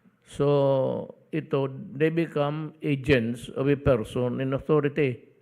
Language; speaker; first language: English; non-native, local second language; Cebuano